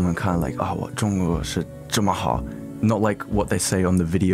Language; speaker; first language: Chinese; early bilingual, heritage; English